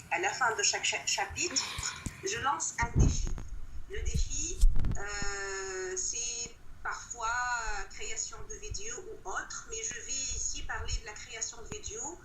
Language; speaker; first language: French; non-native, local second language; Arabic